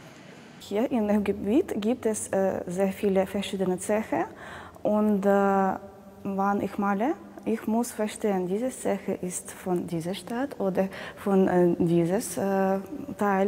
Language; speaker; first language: German; non-native, learner; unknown